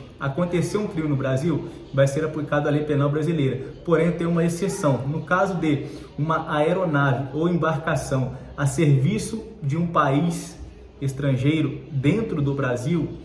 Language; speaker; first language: Portuguese; native; Portuguese